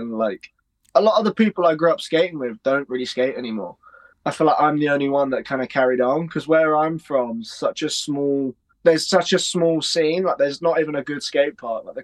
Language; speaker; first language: English; native; English